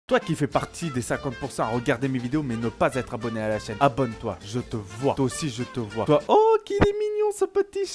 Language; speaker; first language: French; native; French